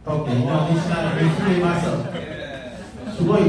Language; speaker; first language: Japanese; non-native, learner; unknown